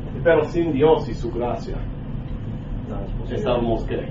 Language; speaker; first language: Spanish; non-native, learner; English